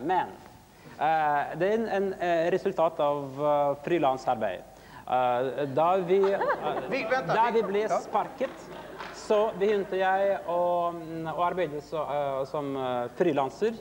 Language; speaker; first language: Swedish; non-native, learner; Russian